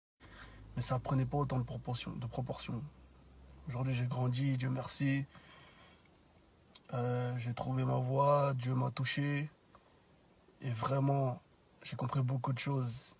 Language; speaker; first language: French; native; French